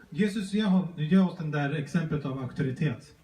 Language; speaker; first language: Swedish; early bilingual, other home language; Spanish